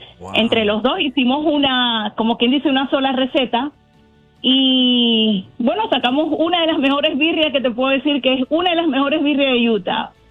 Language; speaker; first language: Spanish; native; Spanish